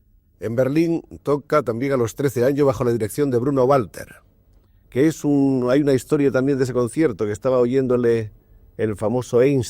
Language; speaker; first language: Spanish; native; Spanish